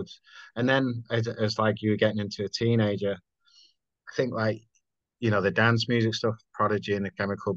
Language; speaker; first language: English; native; English